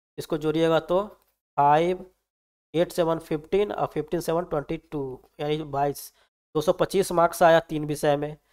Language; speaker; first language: Hindi; native; Hindi